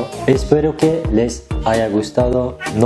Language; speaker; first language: Spanish; non-native, learner; Turkish